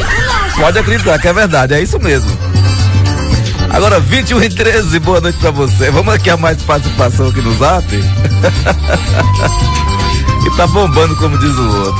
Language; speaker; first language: Portuguese; native; Portuguese